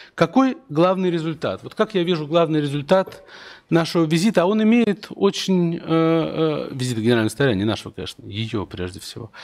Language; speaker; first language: Russian; native; Russian